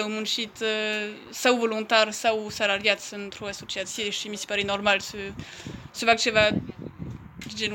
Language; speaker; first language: Romanian; non-native, fluent; French